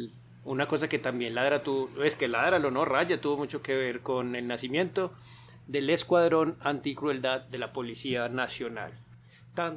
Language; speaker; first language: Spanish; native; Spanish